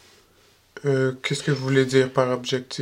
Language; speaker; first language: French; early bilingual, other home language; Spanish